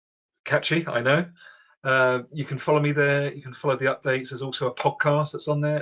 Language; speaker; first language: English; native; English